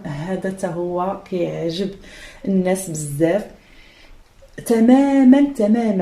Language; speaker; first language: Arabic; native; Arabic